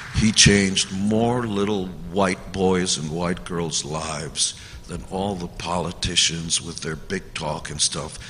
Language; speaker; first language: English; early bilingual, other home language; Hungarian